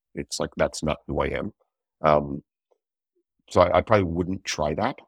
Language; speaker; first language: English; native; English